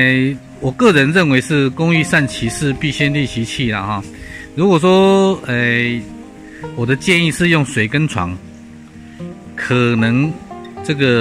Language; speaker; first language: Chinese; native; Chinese